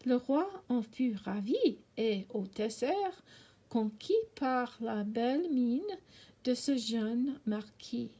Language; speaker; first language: French; non-native, learner; English